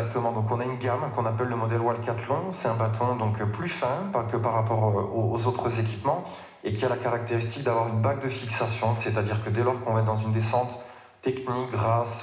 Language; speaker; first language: French; native; French